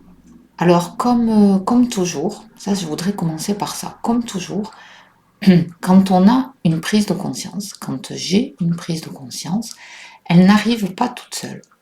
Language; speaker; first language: French; native; French